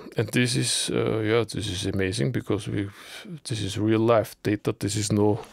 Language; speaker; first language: English; non-native, learner; German